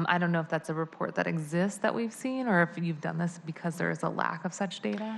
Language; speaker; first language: English; native; English